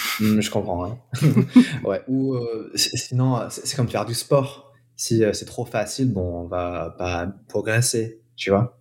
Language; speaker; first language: French; non-native, fluent; English